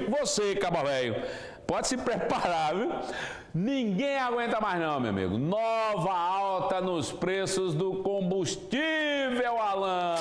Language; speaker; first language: Portuguese; native; Portuguese